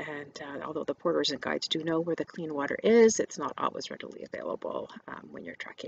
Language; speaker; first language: English; native; English